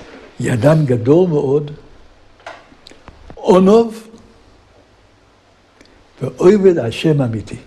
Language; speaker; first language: Hebrew; non-native, fluent; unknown